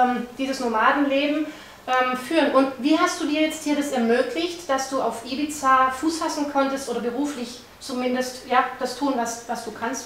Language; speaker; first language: German; native; German